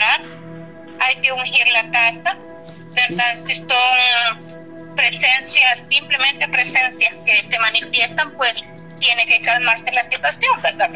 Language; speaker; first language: Spanish; native; Spanish